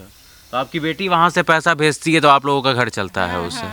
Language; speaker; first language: Hindi; native; Hindi